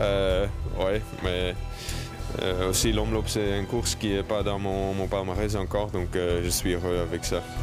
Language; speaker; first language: French; non-native, local second language; Dutch